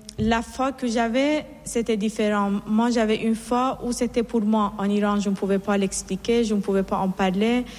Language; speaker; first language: French; non-native, fluent; Persian